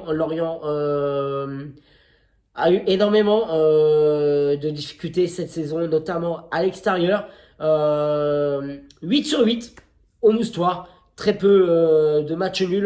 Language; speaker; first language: French; native; French